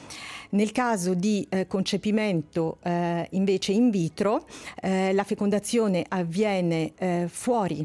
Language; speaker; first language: Italian; native; Italian